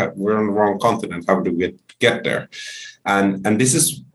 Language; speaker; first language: English; non-native, fluent; Finnish